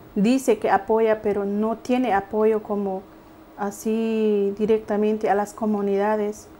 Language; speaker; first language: Spanish; native; Spanish